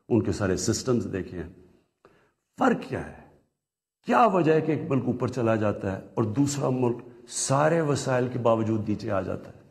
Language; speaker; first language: Urdu; native; Urdu